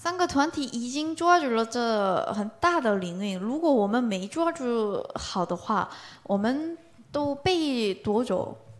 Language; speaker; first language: Chinese; non-native, learner; Korean